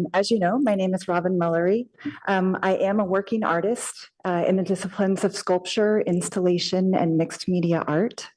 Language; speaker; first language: English; native; English